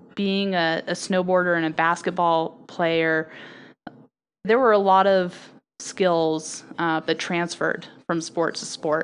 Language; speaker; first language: English; native; English